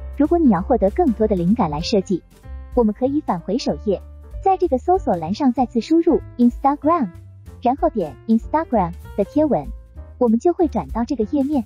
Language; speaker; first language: Chinese; native; Chinese